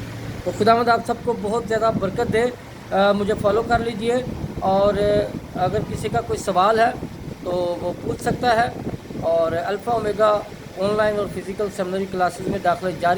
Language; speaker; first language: Urdu; native; Urdu